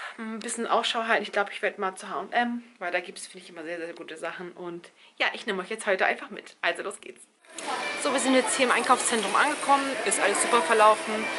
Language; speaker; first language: German; early bilingual, other home language; Turkish